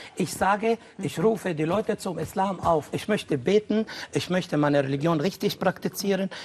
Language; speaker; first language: German; non-native, fluent; Arabic